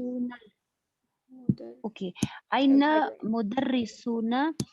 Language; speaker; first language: Arabic; non-native, learner; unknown